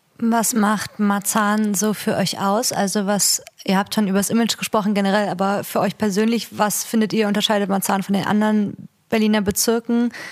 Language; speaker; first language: German; native; German